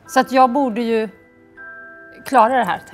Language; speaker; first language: Swedish; native; Swedish